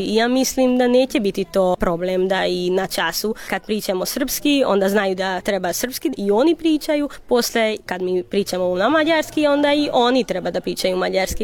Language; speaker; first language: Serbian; non-native, local second language; Hungarian